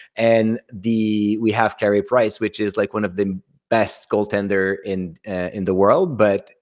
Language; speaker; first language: English; non-native, fluent; French